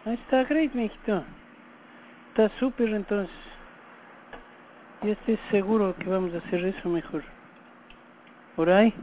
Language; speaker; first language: Spanish; native; Spanish